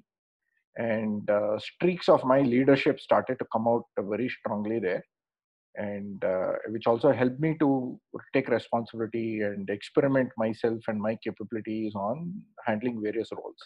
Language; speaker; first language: English; non-native, local second language; Kannada